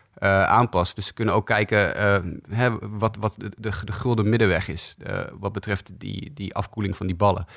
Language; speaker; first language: Dutch; native; Dutch